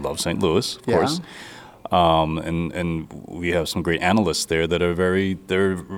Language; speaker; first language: English; native; English